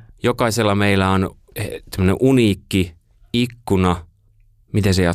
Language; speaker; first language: Finnish; native; Finnish